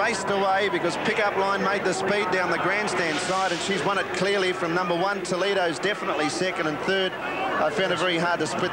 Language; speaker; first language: English; native; English